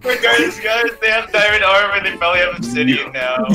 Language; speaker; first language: English; native; English